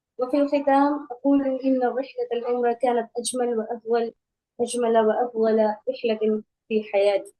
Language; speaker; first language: Arabic; non-native, learner; Urdu